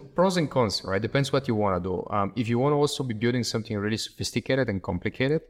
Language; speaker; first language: English; non-native, fluent; Bulgarian